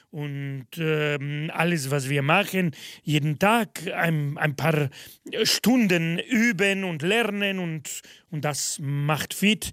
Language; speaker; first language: German; non-native, fluent; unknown